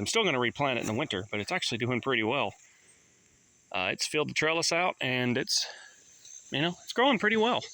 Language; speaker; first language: English; native; English